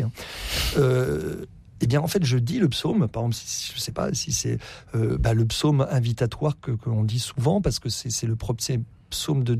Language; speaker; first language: French; native; French